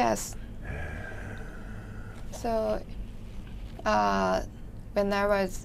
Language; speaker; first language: English; non-native, learner; Japanese